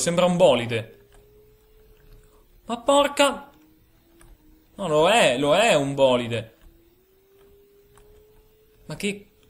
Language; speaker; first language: Italian; native; Italian